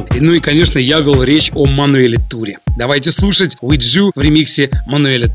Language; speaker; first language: Russian; native; Russian